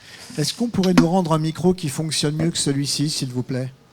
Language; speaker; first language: French; native; French